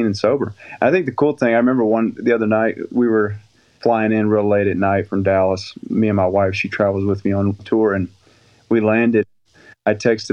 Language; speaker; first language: English; native; English